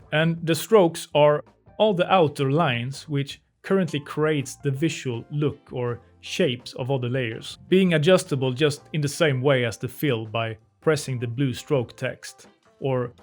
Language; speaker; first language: English; non-native, fluent; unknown